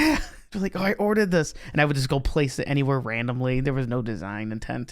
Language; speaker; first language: English; native; English